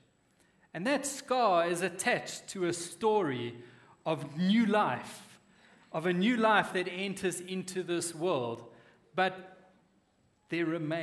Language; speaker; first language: English; native; English